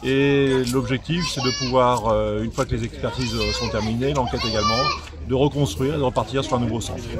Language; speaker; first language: French; native; French